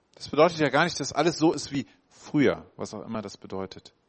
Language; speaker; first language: German; native; German